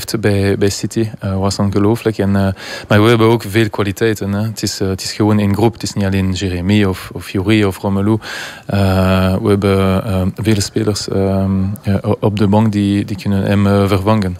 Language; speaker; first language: Dutch; non-native, local second language; French